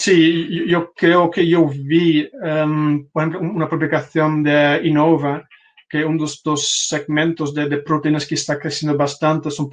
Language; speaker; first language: Spanish; non-native, fluent; Dutch